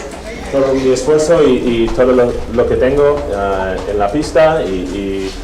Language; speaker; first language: Spanish; non-native, fluent; English